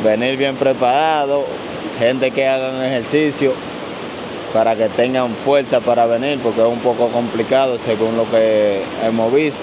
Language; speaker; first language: Spanish; native; Spanish